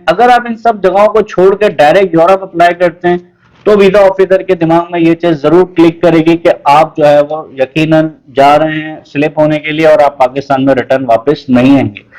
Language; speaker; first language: Urdu; native; Urdu